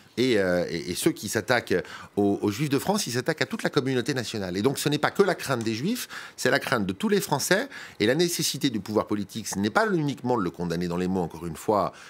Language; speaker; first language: French; native; French